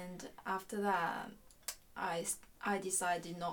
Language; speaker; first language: English; non-native, fluent; Chinese